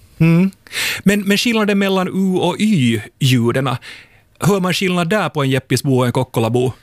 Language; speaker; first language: Swedish; native; Swedish